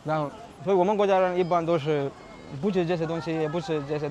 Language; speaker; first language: Chinese; non-native, learner; Amharic